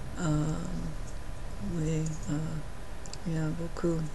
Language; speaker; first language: French; non-native, learner; English